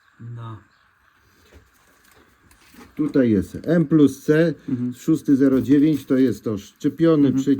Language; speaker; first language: Polish; non-native, learner; Ukrainian